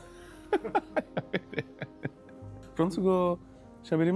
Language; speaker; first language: Japanese; non-native, learner; French